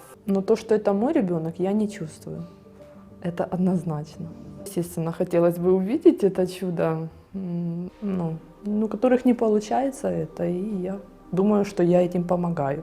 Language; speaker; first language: Russian; non-native, fluent; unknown